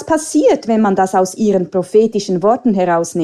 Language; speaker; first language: German; native; German